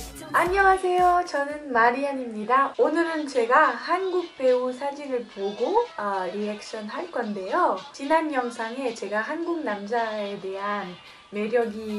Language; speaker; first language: Korean; non-native, fluent; French